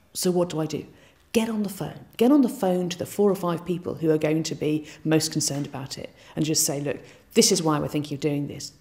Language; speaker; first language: English; native; English